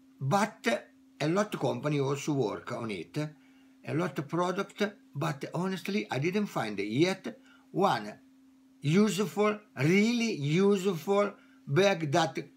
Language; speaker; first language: English; non-native, learner; Italian